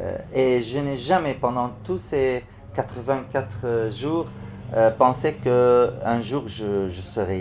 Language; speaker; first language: French; non-native, fluent; Arabic